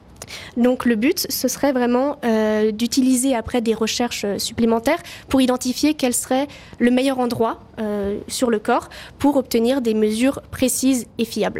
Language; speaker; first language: French; native; French